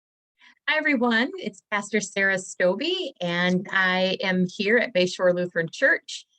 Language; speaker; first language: English; native; English